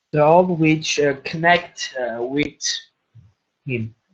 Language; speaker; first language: English; non-native, learner; Armenian